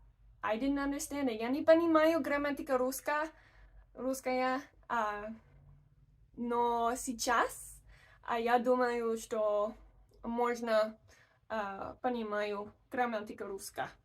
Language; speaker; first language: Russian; non-native, learner; English